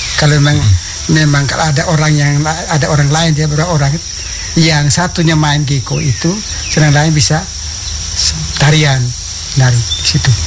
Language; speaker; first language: Indonesian; non-native, local second language; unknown